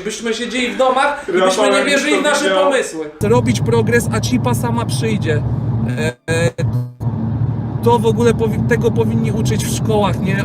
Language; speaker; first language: Polish; native; Polish